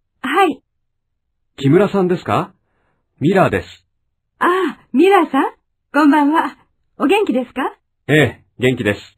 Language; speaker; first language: Japanese; non-native, fluent; Chinese